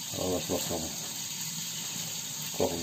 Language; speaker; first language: German; non-native, learner; Turkish